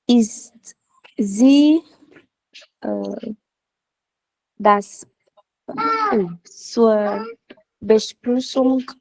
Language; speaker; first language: German; non-native, learner; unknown